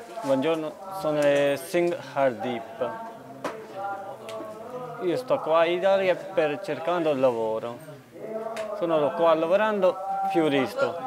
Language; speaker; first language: Italian; non-native, learner; Punjabi